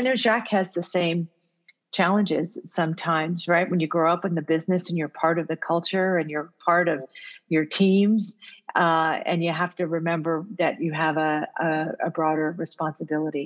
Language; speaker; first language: English; early bilingual, other home language; Italian